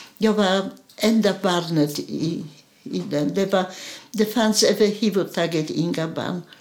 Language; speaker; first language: Swedish; non-native, fluent; Polish